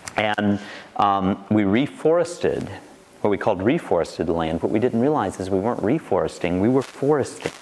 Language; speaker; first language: English; native; English